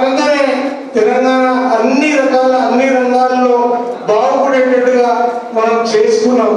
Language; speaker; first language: Telugu; native; Telugu